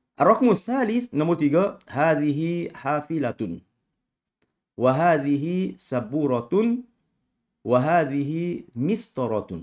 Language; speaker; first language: Arabic; non-native, fluent; Malay